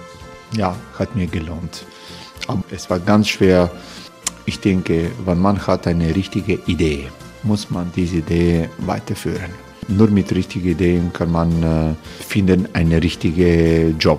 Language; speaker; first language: German; non-native, fluent; Croatian